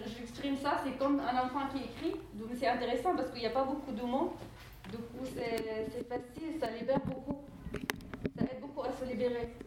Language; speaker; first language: French; non-native, fluent; Arabic